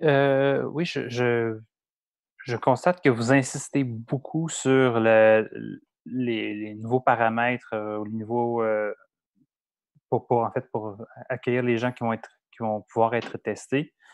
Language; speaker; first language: French; native; French